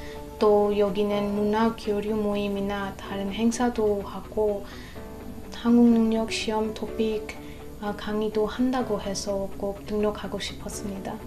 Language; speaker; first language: Korean; non-native, learner; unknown